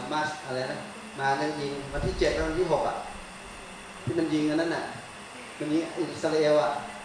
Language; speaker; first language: Thai; native; Thai